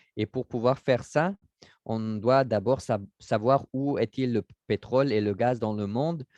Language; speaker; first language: French; non-native, learner; German